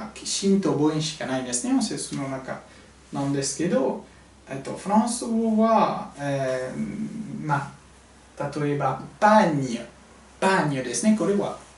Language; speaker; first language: Japanese; non-native, fluent; French